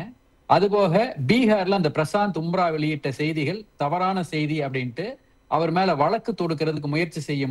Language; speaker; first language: Tamil; native; Tamil